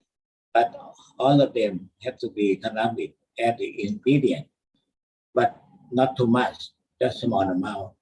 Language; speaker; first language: English; non-native, learner; Thai